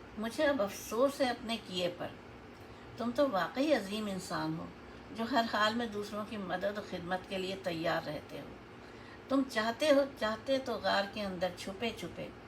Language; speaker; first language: Urdu; native; Urdu